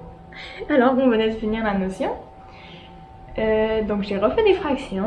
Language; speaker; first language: French; native; French